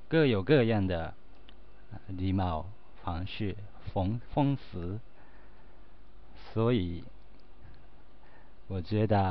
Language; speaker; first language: Chinese; non-native, learner; Japanese